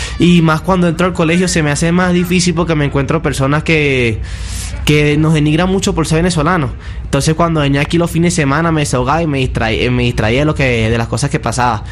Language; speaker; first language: Spanish; native; Spanish